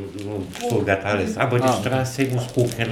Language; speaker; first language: German; non-native, learner; Romanian